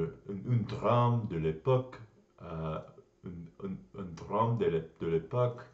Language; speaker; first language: French; non-native, learner; English